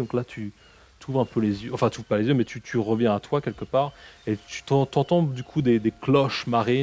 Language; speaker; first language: French; native; French